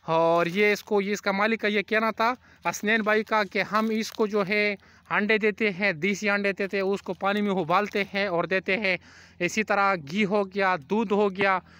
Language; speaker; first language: Urdu; non-native, local second language; Pashto